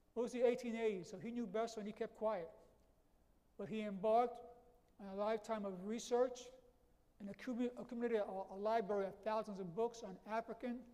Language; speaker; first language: English; native; English